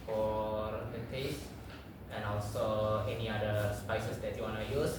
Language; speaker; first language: English; non-native, learner; Indonesian